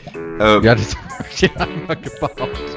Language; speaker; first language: German; native; German